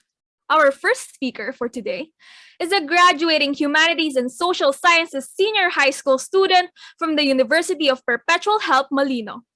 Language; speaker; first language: English; non-native, local second language; Filipino